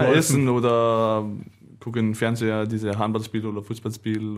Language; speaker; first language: German; non-native, learner; Danish